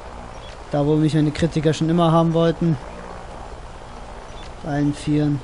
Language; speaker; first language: German; native; German